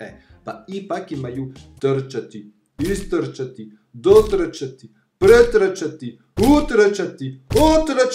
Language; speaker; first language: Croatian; non-native, fluent; French